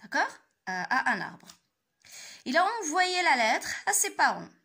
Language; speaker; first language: French; non-native, local second language; Arabic